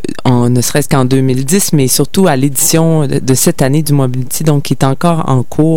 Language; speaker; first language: French; native; French